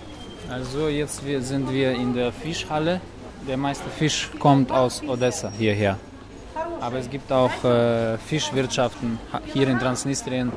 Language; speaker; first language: German; non-native, fluent; Russian